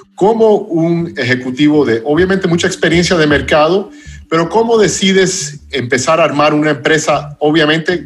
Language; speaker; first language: Spanish; non-native, fluent; English